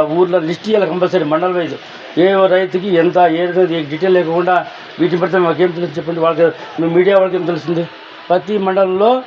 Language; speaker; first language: Telugu; native; Telugu